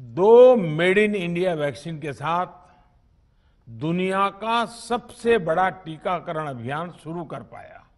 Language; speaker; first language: Hindi; non-native, local second language; Gujarati